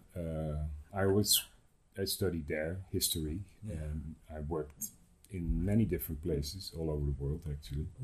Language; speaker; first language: English; non-native, fluent; Dutch